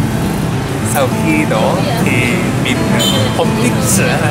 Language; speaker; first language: Vietnamese; non-native, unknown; Japanese